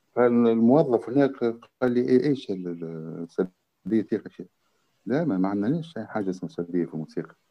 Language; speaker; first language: Arabic; native; Arabic